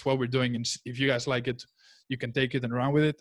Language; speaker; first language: English; non-native, fluent; Spanish